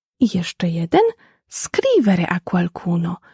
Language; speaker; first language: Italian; non-native, fluent; Polish